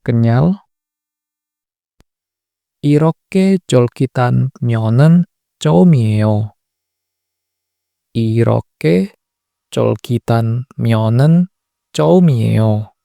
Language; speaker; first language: Korean; non-native, fluent; Indonesian